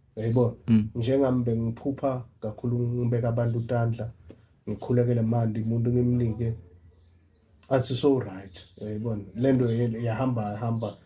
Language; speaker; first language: Zulu; non-native, local second language; Swati